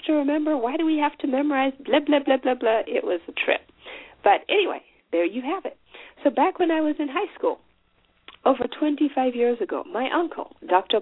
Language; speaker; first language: English; non-native, local second language; Shona